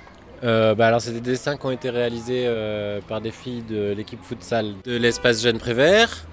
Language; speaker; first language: French; native; French